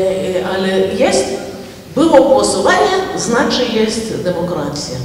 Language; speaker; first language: Polish; non-native, fluent; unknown